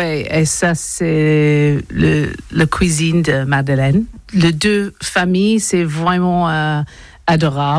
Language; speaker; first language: French; non-native, learner; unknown